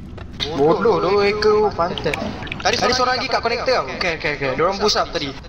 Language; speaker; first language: Malay; native; Malay